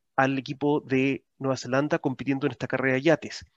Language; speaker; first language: Spanish; native; Spanish